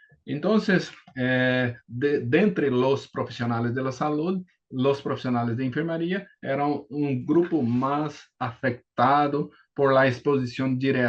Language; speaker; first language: Spanish; non-native, learner; Portuguese